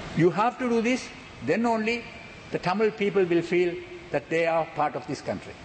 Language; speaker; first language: English; non-native, local second language; Tamil